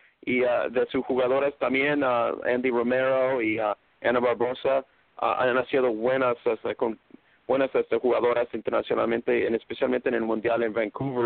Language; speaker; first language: Spanish; early bilingual, heritage; Spanish